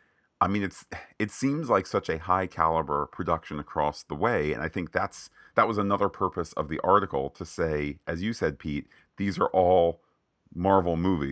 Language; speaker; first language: English; native; English